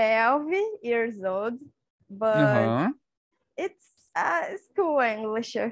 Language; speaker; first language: English; non-native, learner; Portuguese